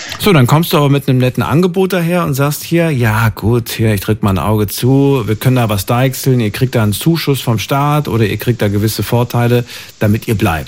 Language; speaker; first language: German; native; German